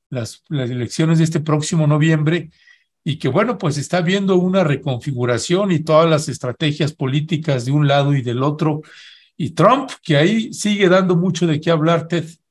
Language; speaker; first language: Spanish; native; Spanish